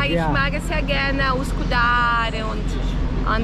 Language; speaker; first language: German; non-native, learner; Turkish